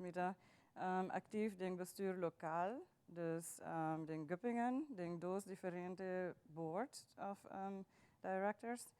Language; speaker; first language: Dutch; non-native, local second language; Papiamento